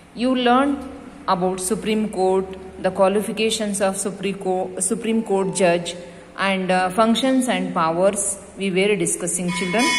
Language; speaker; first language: English; non-native, local second language; Kannada